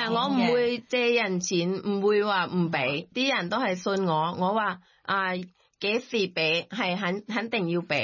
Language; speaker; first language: Cantonese; non-native, learner; Thai